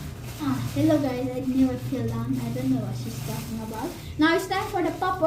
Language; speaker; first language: English; non-native, fluent; Nepali